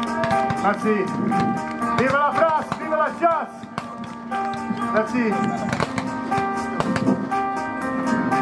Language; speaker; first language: French; non-native, learner; Italian